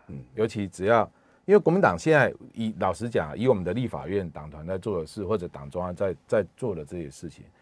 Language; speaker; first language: Chinese; native; Chinese